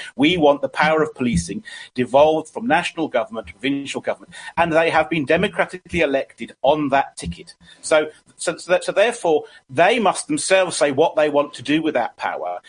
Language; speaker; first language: English; native; English